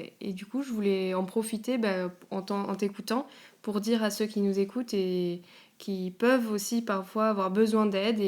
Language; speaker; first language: French; native; French